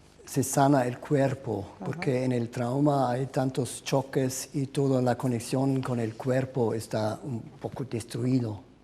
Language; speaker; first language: Spanish; non-native, fluent; German